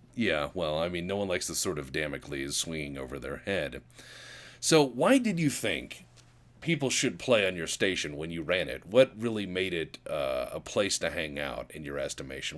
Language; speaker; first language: English; native; English